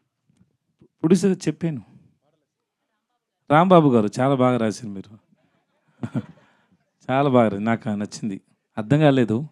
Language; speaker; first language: Telugu; non-native, learner; Tamil